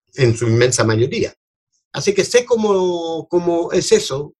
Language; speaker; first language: Spanish; native; Spanish